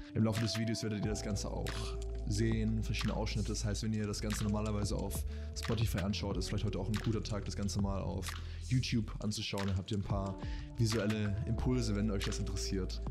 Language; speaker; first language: German; early bilingual, heritage; German